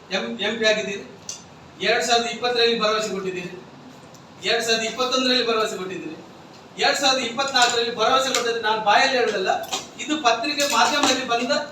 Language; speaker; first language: Kannada; native; Kannada